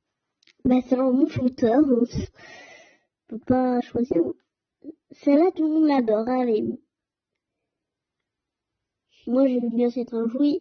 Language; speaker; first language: French; native; French